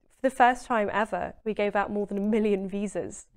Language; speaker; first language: English; native; English